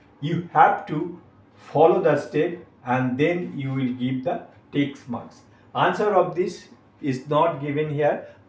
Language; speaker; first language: English; non-native, local second language; Bangla